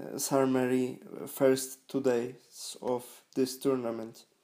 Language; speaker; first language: English; non-native, learner; Polish